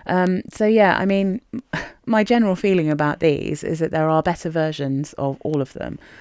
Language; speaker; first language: English; native; English